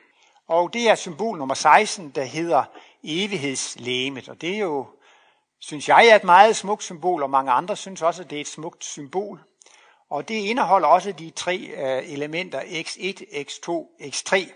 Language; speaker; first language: Danish; native; Danish